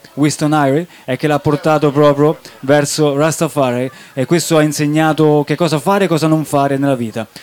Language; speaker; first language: Italian; native; Italian